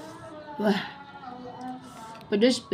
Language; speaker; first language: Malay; non-native, local second language; Sundanese